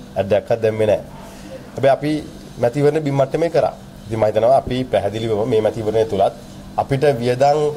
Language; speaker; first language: Sinhala; native; Sinhala